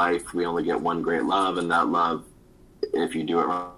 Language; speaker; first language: English; native; English